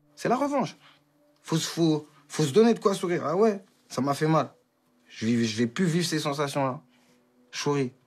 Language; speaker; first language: French; native; French